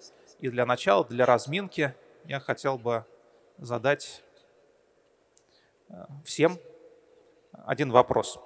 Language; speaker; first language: Russian; native; Russian